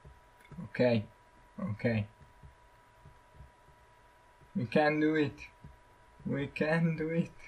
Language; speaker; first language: English; non-native, learner; Italian